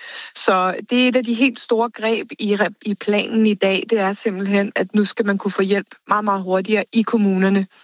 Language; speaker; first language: Danish; native; Danish